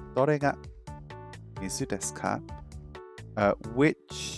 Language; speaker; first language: Japanese; non-native, learner; English